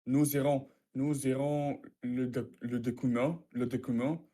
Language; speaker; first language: French; non-native, learner; Russian